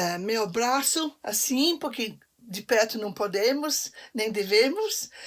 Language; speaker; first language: Portuguese; non-native, fluent; English